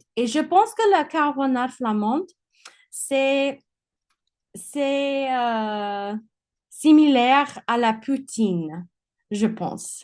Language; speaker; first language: French; non-native, learner; English